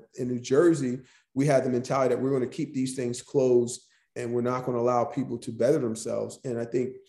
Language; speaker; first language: English; native; English